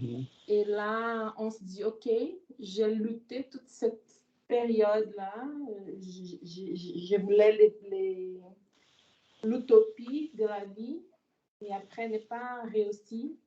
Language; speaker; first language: French; non-native, fluent; Portuguese